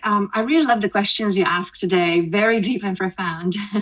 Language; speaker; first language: English; non-native, fluent; Russian